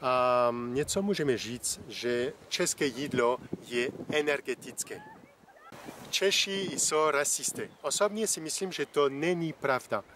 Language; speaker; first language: Czech; non-native, fluent; French